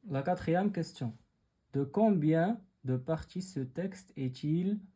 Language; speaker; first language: French; non-native, local second language; Arabic